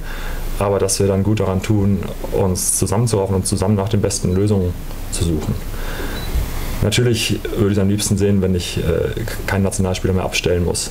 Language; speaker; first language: German; native; German